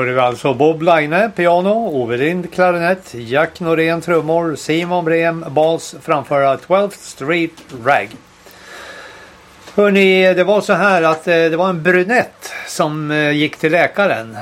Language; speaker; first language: Swedish; native; Swedish